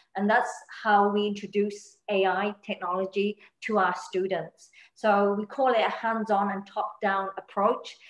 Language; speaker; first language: English; native; English